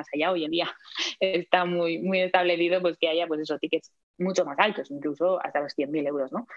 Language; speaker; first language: Spanish; native; Spanish